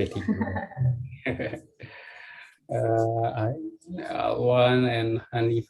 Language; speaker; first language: English; non-native, fluent; Indonesian